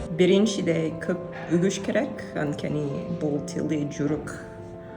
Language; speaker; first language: Kyrgyz; non-native, learner; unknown